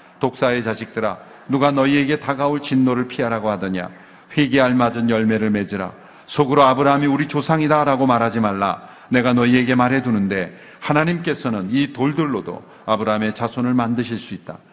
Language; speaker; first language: Korean; native; Korean